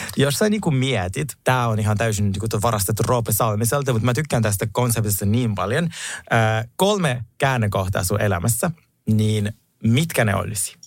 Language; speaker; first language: Finnish; early bilingual, other home language; Russian